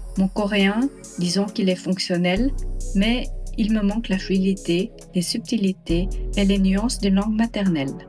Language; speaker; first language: French; non-native, local second language; Swiss German